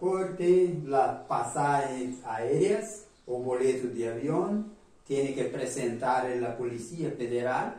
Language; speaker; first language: Spanish; non-native, learner; Portuguese